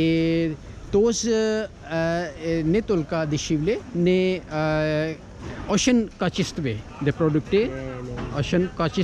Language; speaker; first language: Russian; non-native, learner; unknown